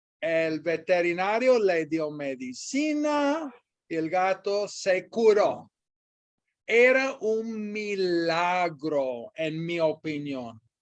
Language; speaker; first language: Spanish; non-native, fluent; English